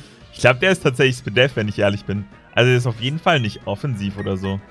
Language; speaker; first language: German; native; German